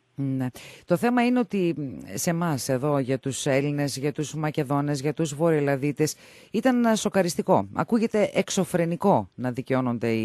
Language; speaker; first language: Greek; native; Greek